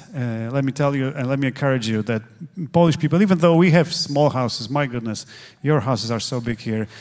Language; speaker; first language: English; non-native, fluent; Polish